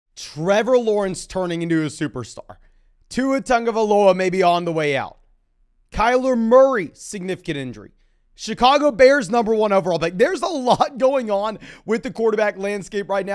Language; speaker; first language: English; native; English